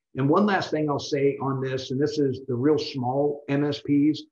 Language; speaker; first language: English; native; English